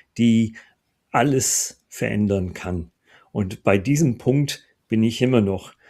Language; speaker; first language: German; non-native, fluent; English